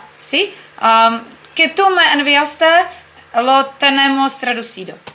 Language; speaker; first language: Spanish; non-native, learner; Czech